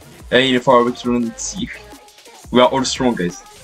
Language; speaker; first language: English; non-native, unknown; French